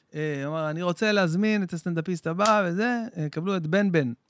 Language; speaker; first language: Hebrew; native; Hebrew